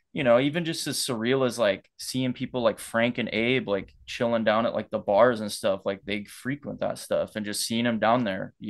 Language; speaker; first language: English; native; English